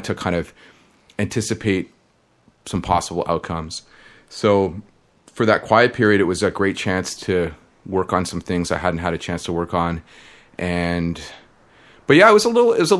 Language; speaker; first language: English; native; English